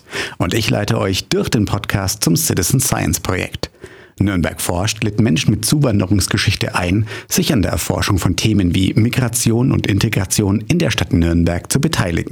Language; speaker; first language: German; native; German